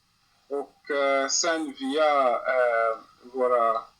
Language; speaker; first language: Swedish; non-native, learner; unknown